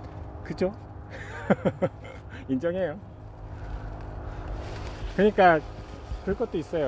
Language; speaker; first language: Korean; native; Korean